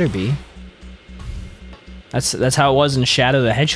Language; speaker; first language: English; native; English